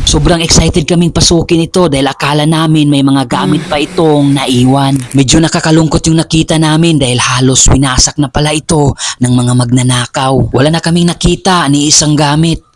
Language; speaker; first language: Filipino; non-native, local second language; Cebuano